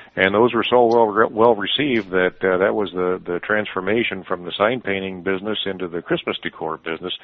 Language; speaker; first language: English; early bilingual, other home language; German